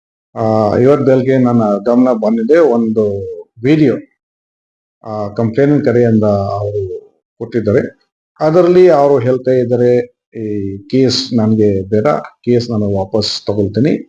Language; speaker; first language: Kannada; non-native, learner; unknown